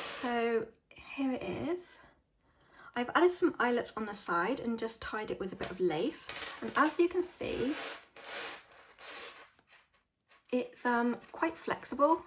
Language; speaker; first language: English; native; English